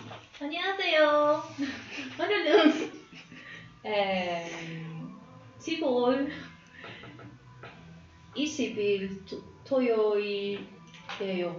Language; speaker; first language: Korean; non-native, learner; Spanish